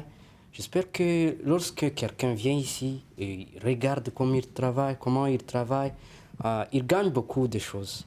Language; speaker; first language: French; non-native, local second language; Kinyarwanda